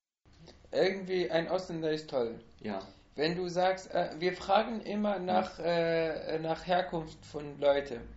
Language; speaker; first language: German; non-native, learner; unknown